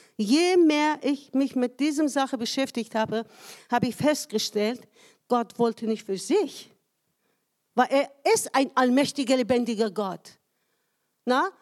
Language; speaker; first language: German; non-native, fluent; Persian